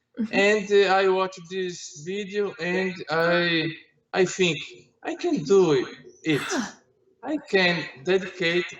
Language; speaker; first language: English; non-native, learner; Portuguese